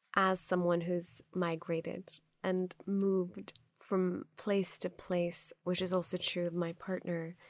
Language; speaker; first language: English; non-native, local second language; Urdu